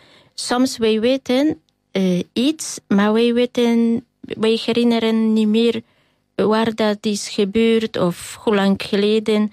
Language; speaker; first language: Dutch; non-native, learner; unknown